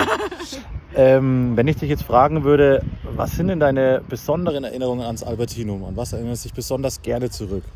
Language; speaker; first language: German; native; German